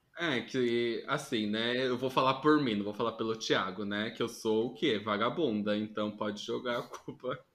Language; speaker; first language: Portuguese; early bilingual, heritage; Portuguese